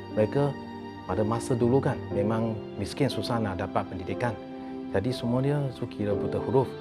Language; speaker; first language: Malay; non-native, local second language; Chinese